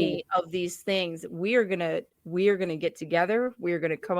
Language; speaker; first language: English; native; English